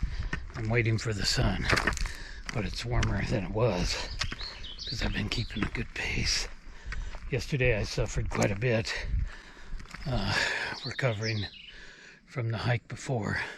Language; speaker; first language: English; native; English